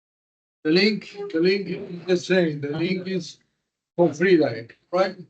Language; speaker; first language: English; non-native, learner; Spanish